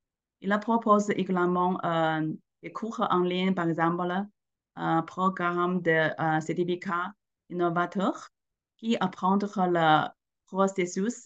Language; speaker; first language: French; non-native, learner; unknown